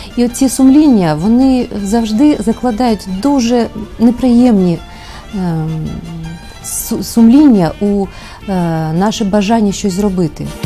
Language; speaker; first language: Ukrainian; non-native, local second language; Russian